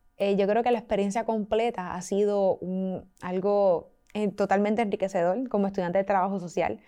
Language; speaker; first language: Spanish; native; Spanish